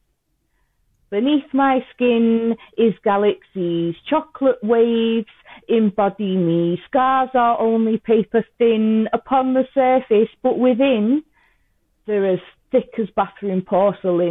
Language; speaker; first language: English; native; English